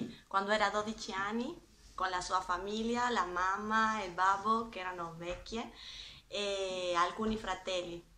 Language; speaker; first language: Italian; non-native, learner; Spanish